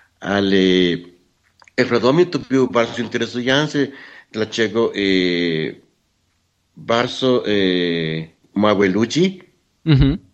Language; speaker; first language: Polish; non-native, learner; Spanish